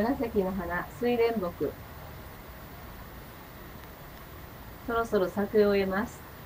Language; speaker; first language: Japanese; native; Japanese